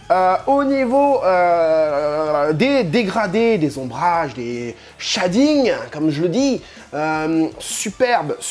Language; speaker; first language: French; native; French